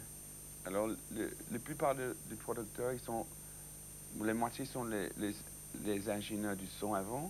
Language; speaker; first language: French; non-native, learner; English